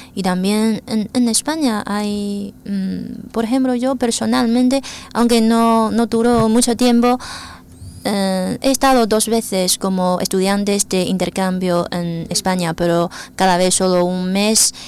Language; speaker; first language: Spanish; non-native, fluent; Chinese